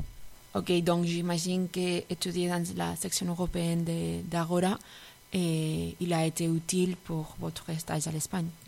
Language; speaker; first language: French; non-native, fluent; Spanish